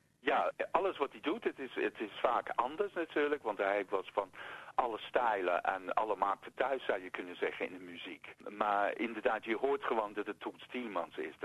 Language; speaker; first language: Dutch; non-native, fluent; English